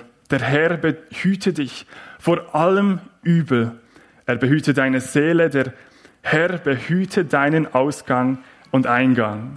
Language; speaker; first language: German; native; German